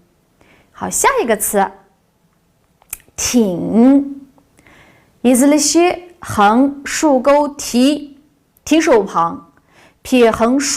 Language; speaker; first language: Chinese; non-native, local second language; Uyghur